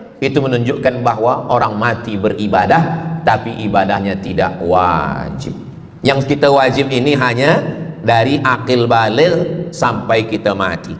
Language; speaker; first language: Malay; native; Malay